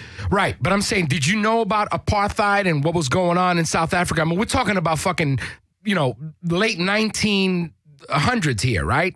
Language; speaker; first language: English; early bilingual, other home language; Spanish